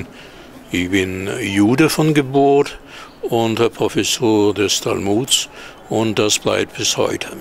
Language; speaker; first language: German; non-native, fluent; Hebrew